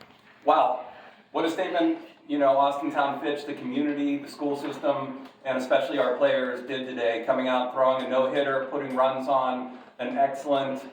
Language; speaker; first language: English; native; English